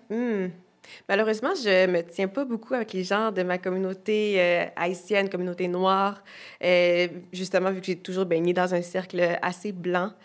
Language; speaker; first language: French; native; French